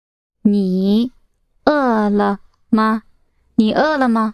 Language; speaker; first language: Chinese; non-native, learner; English